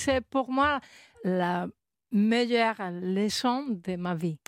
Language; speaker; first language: French; non-native, learner; Spanish